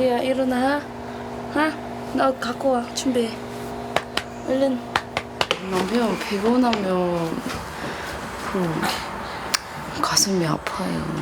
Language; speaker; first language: Korean; non-native, learner; Filipino